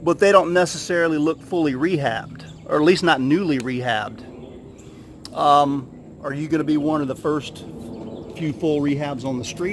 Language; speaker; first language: English; native; English